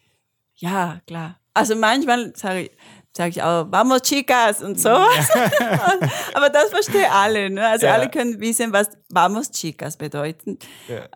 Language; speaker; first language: German; non-native, learner; Spanish